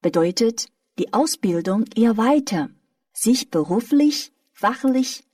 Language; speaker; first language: German; non-native, fluent; Chinese